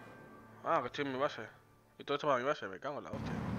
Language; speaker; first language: Spanish; native; Spanish